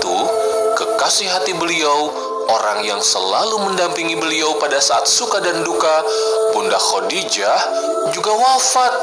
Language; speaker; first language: Indonesian; native; Indonesian